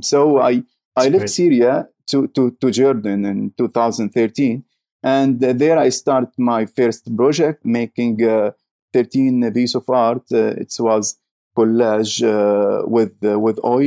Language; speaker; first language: English; non-native, learner; Arabic